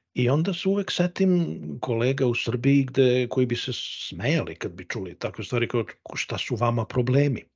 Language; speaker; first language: Serbian; native; Serbian